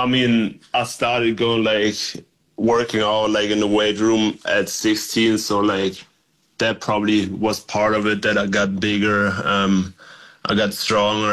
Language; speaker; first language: English; non-native, fluent; German